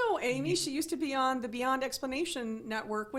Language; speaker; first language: English; native; English